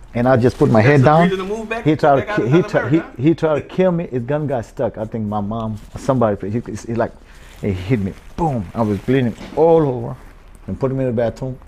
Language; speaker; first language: English; non-native, local second language; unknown